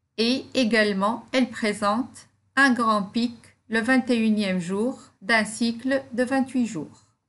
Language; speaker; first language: French; non-native, local second language; Arabic